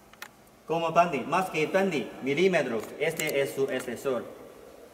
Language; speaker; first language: Spanish; non-native, learner; Chinese